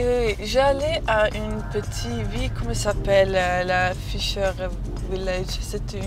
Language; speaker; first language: French; non-native, learner; Serbian